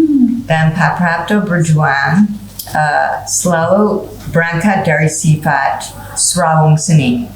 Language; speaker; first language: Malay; non-native, fluent; English